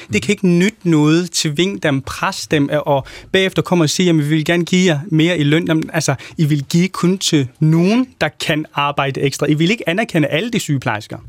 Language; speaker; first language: Danish; non-native, fluent; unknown